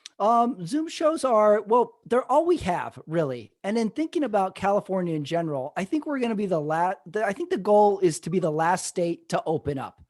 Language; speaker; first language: English; native; English